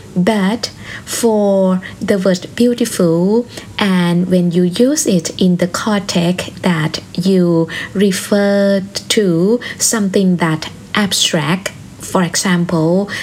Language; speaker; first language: English; non-native, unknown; Thai